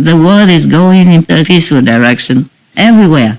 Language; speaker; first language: English; non-native, fluent; Vietnamese